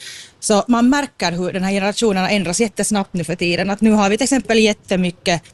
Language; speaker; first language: Swedish; native; Swedish